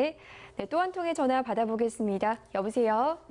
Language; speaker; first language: Korean; native; Korean